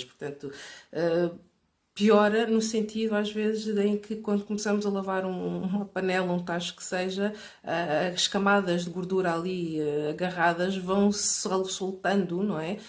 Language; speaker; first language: Portuguese; native; Portuguese